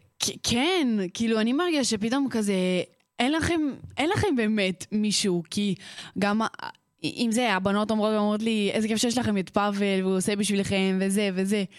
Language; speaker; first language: Hebrew; early bilingual, other home language; Russian